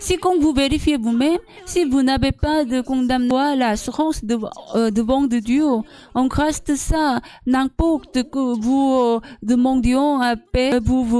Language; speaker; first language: French; non-native, learner; Korean